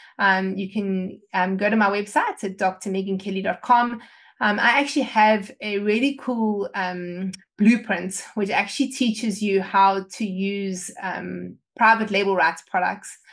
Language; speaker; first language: English; native; English